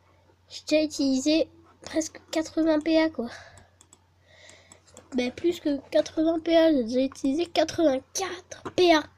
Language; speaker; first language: French; native; French